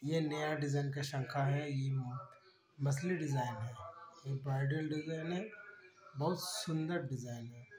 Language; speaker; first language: Hindi; non-native, local second language; Bangla